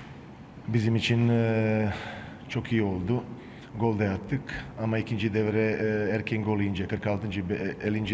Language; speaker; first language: Turkish; non-native, fluent; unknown